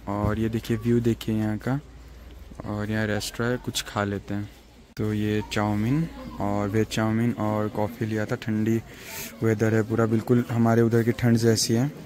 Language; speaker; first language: Hindi; non-native, local second language; Assamese